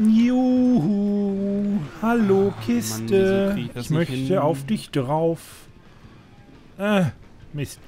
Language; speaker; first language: German; native; German